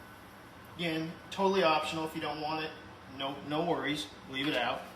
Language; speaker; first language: English; native; English